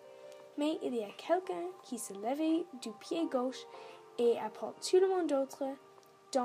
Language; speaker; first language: French; non-native, learner; English